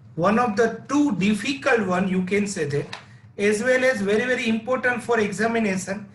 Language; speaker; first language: English; non-native, local second language; Gujarati